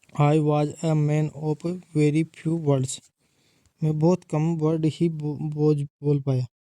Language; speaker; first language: Hindi; native; Hindi